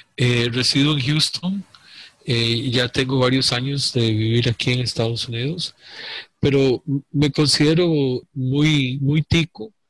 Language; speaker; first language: Spanish; native; Spanish